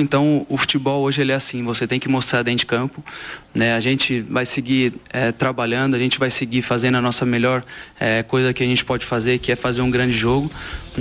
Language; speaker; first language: Portuguese; native; Portuguese